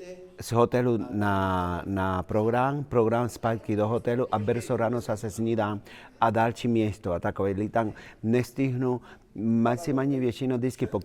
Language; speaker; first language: Czech; non-native, fluent; Spanish